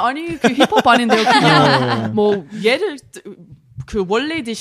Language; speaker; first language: Korean; non-native, learner; English